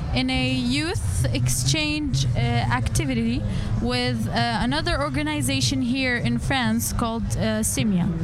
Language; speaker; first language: English; non-native, fluent; Arabic